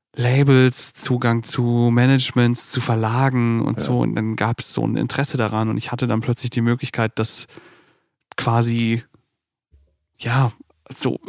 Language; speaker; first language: German; native; German